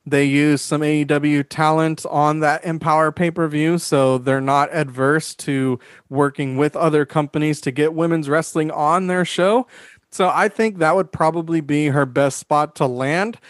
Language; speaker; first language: English; native; English